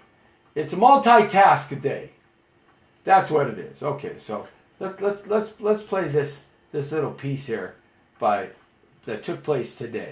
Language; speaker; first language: English; native; English